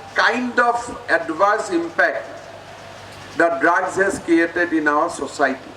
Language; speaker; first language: English; non-native, local second language; Assamese